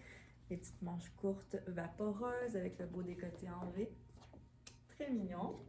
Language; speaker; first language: French; native; French